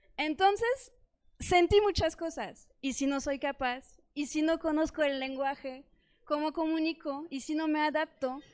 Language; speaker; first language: Spanish; non-native, fluent; French